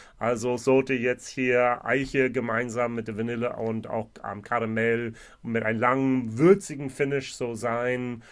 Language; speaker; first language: German; non-native, fluent; English